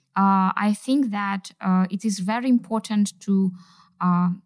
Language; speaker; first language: English; non-native, fluent; Kazakh